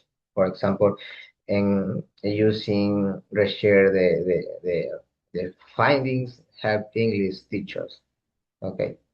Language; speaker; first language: English; non-native, learner; Spanish